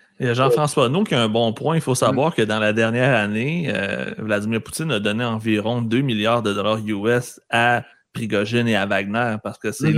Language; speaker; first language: French; native; French